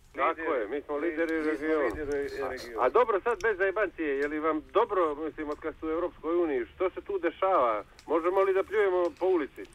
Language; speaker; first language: Serbian; native; Serbian